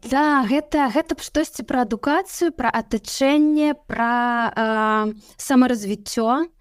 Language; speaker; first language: Belarusian; non-native, local second language; Russian